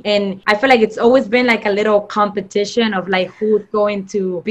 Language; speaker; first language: English; non-native, fluent; Spanish